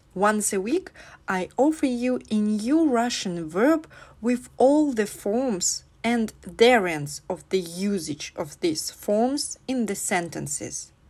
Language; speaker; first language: English; non-native, fluent; Russian